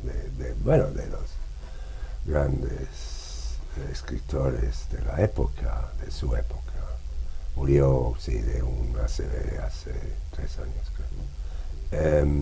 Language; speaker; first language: Spanish; non-native, fluent; English